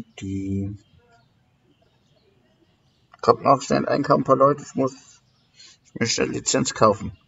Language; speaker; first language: German; native; German